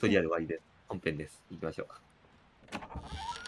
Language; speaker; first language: Japanese; native; Japanese